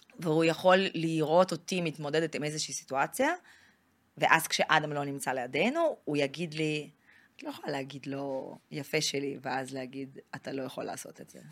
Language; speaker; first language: Hebrew; non-native, fluent; Russian